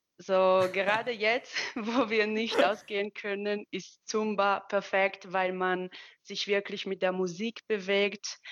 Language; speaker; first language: German; non-native, fluent; Italian